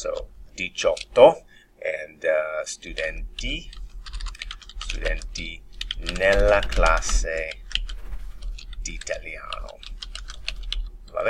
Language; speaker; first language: Italian; non-native, fluent; English